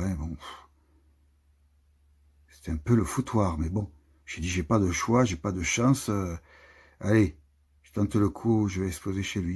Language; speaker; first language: French; native; French